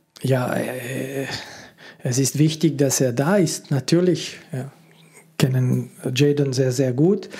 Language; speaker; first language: German; non-native, local second language; French